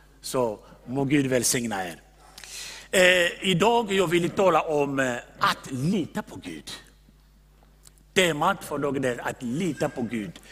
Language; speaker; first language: Swedish; non-native, fluent; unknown